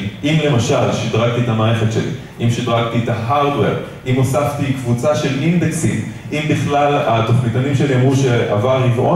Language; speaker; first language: Hebrew; native; Hebrew